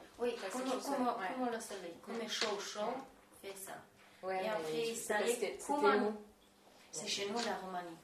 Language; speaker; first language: French; non-native, learner; Romanian